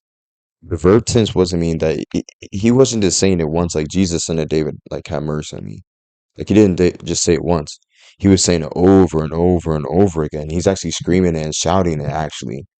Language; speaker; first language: English; native; English